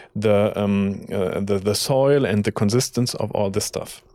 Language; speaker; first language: English; non-native, fluent; German